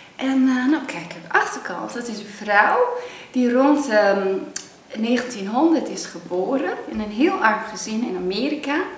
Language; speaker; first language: Dutch; early bilingual, other home language; Cantonese